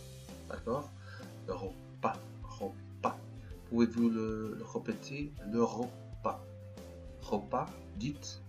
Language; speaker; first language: French; non-native, fluent; Portuguese